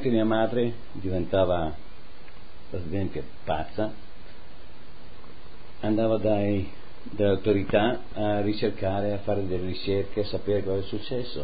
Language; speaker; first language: Italian; native; Italian